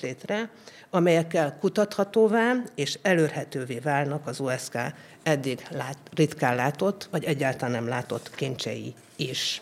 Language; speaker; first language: Hungarian; native; Hungarian